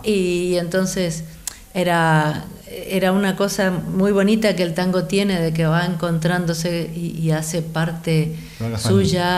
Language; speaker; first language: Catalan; non-native, fluent; Spanish